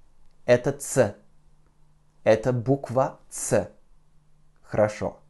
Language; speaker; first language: Russian; non-native, fluent; French